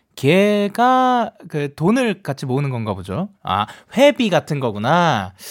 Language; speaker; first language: Korean; early bilingual, heritage; Korean